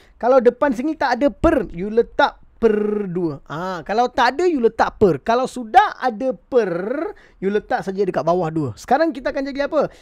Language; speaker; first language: Malay; non-native, local second language; Tamil